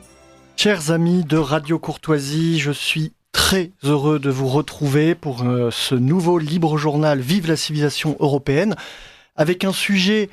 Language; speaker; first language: French; native; French